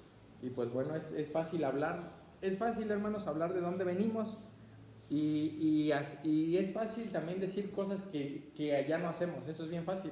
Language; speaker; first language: Spanish; native; Spanish